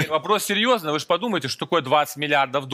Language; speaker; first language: Russian; native; Russian